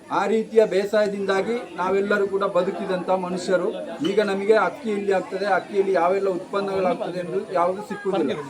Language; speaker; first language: Kannada; non-native, local second language; Tulu